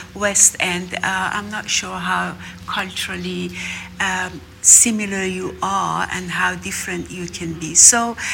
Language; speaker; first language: English; non-native, fluent; Persian